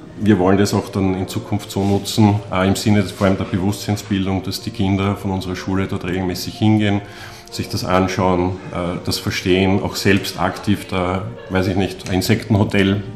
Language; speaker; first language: German; native; German